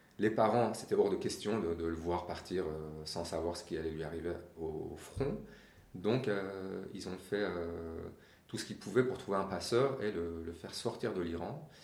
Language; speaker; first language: French; non-native, fluent; Persian